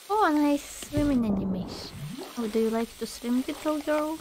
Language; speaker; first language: English; non-native, fluent; Russian